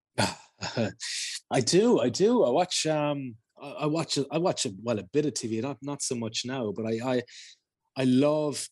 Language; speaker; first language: English; native; English